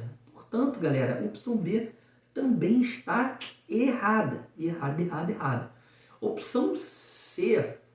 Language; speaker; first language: Portuguese; native; Portuguese